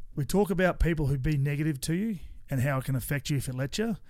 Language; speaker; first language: English; native; English